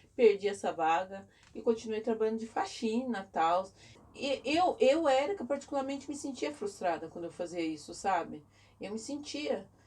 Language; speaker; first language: Portuguese; native; Portuguese